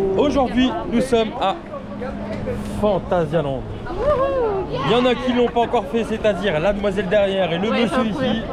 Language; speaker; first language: French; native; French